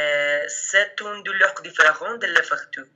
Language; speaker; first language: French; non-native, learner; Spanish